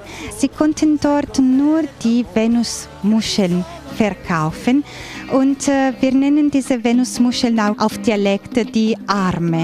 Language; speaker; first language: German; non-native, fluent; Italian